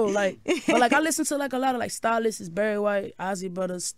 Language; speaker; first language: English; native; English